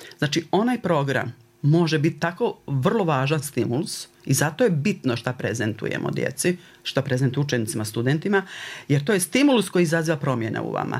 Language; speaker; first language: Croatian; native; Croatian